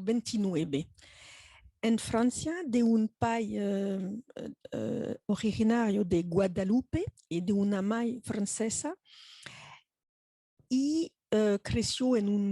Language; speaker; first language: Spanish; non-native, fluent; French